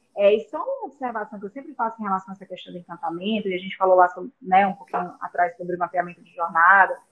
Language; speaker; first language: Portuguese; native; Portuguese